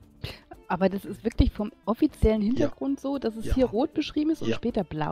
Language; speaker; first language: German; native; German